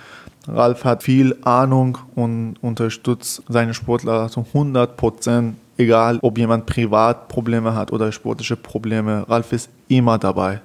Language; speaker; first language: German; non-native, fluent; Persian